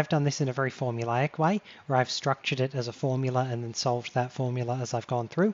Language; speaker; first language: English; native; English